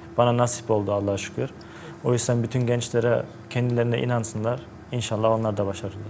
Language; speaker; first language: Turkish; early bilingual, heritage; Turkish